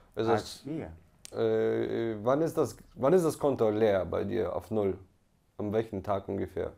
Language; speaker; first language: German; native; German